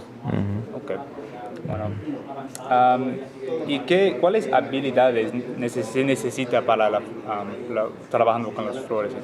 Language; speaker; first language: Spanish; non-native, learner; English